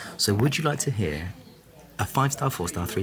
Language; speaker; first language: English; native; English